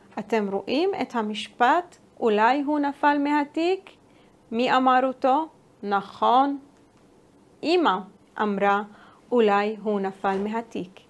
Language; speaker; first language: Hebrew; non-native, local second language; Arabic